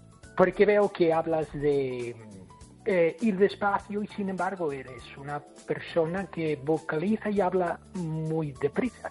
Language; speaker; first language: Spanish; non-native, fluent; English